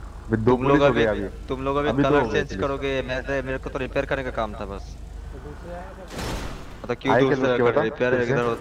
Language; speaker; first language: Hindi; native; Hindi